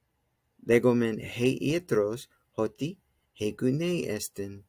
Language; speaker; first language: Greek; non-native, fluent; English